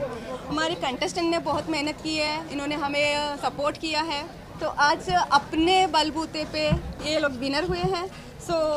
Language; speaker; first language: Hindi; native; Hindi